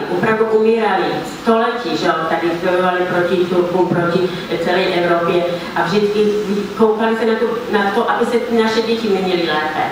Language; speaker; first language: Czech; non-native, fluent; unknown